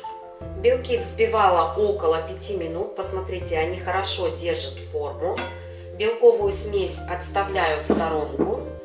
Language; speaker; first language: Russian; native; Russian